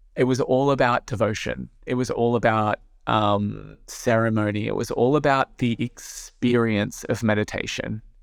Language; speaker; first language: English; native; English